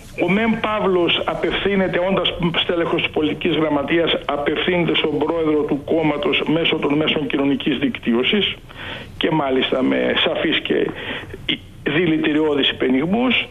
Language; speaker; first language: Greek; native; Greek